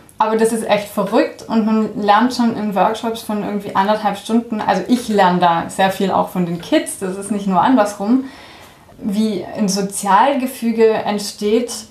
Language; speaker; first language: German; early bilingual, heritage; German